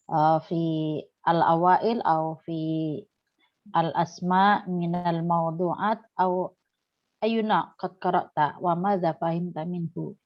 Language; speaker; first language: Arabic; non-native, learner; Indonesian